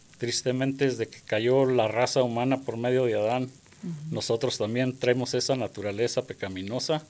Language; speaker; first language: Spanish; native; Spanish